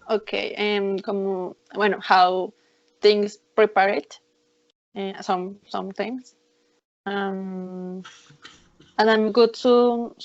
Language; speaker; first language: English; non-native, learner; Spanish